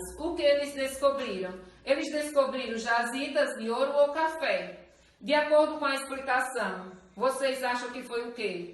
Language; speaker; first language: Portuguese; native; Portuguese